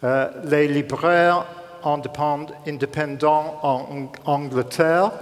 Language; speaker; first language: French; non-native, learner; English